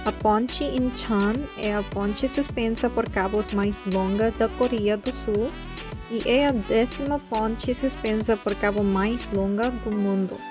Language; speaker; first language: Portuguese; non-native, fluent; Korean